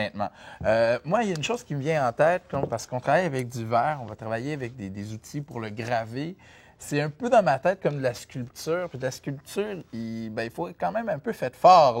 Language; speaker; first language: French; native; French